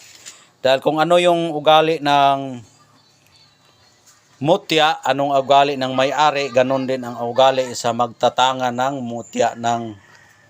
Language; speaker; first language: Filipino; non-native, local second language; Cebuano